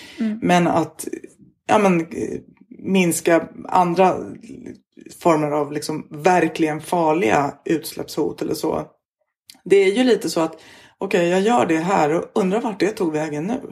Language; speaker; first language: Swedish; native; Swedish